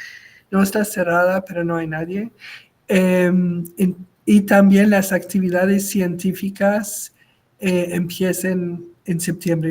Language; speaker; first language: Spanish; non-native, local second language; French